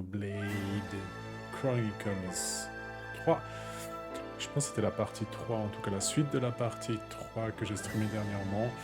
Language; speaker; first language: French; native; French